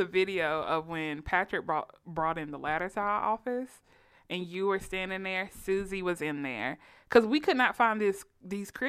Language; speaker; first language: English; native; English